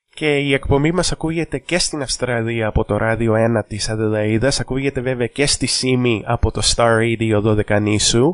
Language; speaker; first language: Greek; early bilingual, heritage; Greek